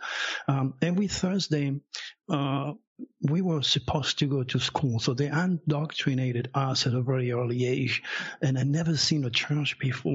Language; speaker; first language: English; non-native, fluent; French